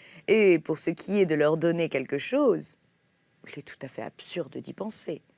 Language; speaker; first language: French; native; French